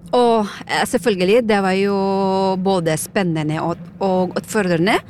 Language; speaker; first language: Norwegian; non-native, fluent; Filipino